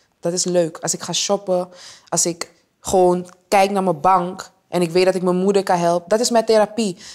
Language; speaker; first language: Dutch; early bilingual, other home language; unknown